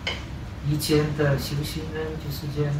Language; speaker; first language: Chinese; non-native, fluent; Czech